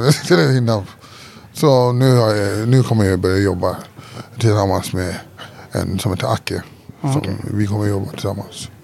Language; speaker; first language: Swedish; early bilingual, other home language; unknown